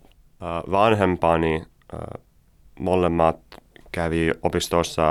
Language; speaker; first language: Finnish; non-native, learner; English